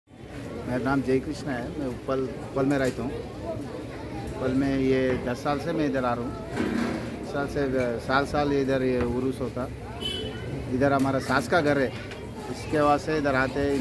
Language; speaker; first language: Hindi; non-native, local second language; Telugu